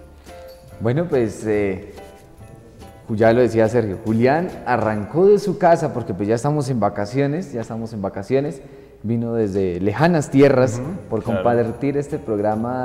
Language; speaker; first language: Spanish; native; Spanish